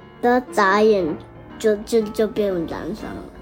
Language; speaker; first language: Chinese; early bilingual, heritage; Chinese